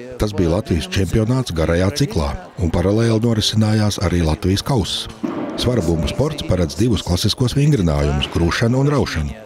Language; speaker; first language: Latvian; native; Latvian